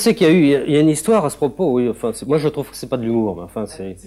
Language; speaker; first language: French; native; French